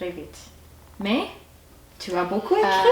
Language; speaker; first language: French; non-native, fluent; English